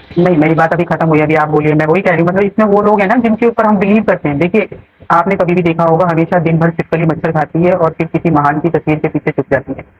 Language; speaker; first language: Hindi; native; Hindi